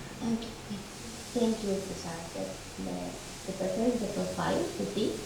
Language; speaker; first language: English; non-native, fluent; Spanish